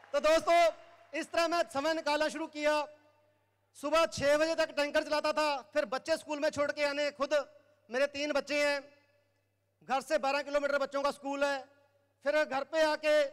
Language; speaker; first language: Hindi; native; Hindi